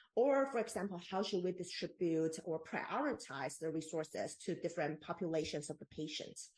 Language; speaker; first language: English; non-native, fluent; Chinese